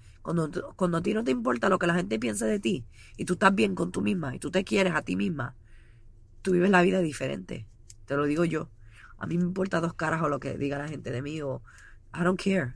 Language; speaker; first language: Spanish; early bilingual, heritage; Spanish